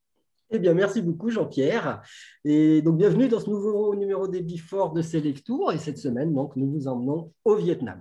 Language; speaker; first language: French; native; French